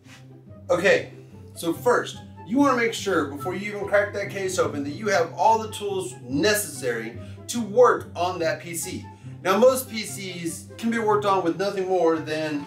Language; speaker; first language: English; native; English